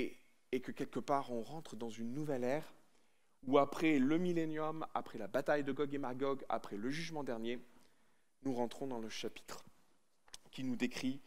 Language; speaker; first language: French; native; French